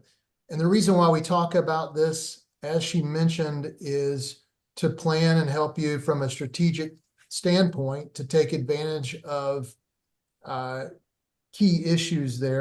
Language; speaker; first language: English; native; English